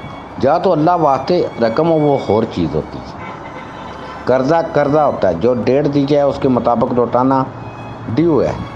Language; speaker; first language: Urdu; native; Urdu